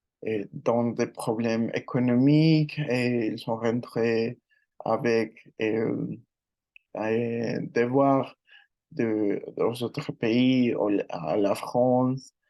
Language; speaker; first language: French; non-native, learner; Spanish